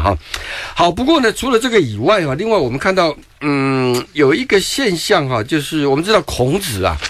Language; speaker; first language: Chinese; native; Chinese